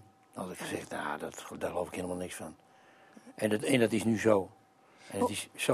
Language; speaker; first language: Dutch; native; Dutch